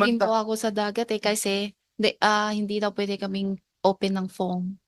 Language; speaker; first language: Filipino; non-native, learner; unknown